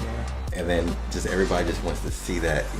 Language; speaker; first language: English; native; English